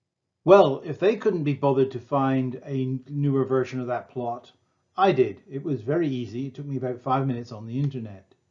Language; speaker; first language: English; native; English